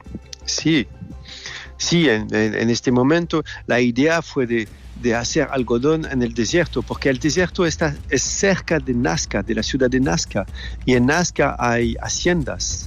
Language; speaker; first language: Spanish; non-native, learner; French